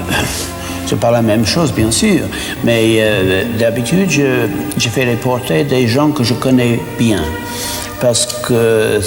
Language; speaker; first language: French; non-native, fluent; English